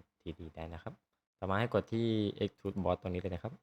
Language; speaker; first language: Thai; native; Thai